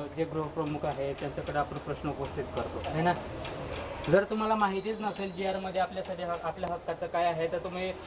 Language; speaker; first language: Marathi; non-native, local second language; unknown